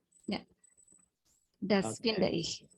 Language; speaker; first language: German; non-native, learner; Indonesian